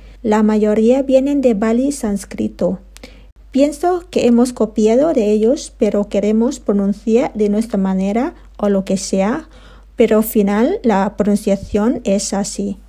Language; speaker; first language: Spanish; non-native, fluent; Thai